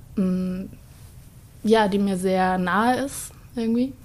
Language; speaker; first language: German; native; German